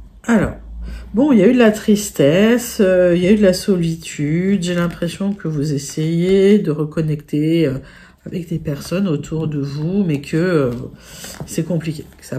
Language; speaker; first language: French; native; French